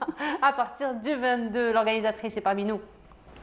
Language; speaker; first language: French; native; French